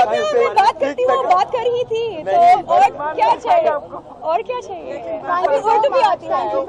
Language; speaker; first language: Hindi; non-native, learner; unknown